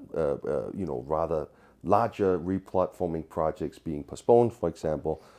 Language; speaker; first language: English; non-native, fluent; Danish